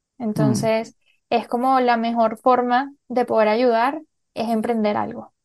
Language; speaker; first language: Spanish; native; Spanish